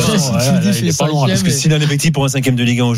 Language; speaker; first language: French; native; French